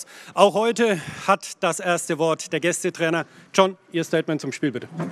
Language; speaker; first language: German; native; German